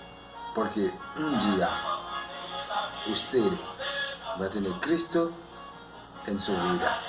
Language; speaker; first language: Spanish; non-native, learner; Haitian Creole